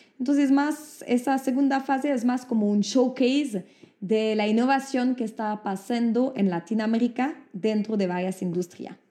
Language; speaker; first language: Spanish; non-native, fluent; French